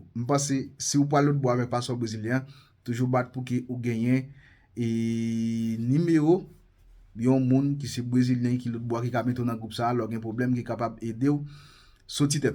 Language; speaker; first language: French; non-native, local second language; Haitian Creole